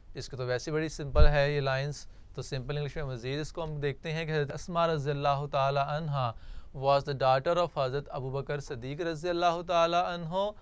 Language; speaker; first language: English; non-native, local second language; Urdu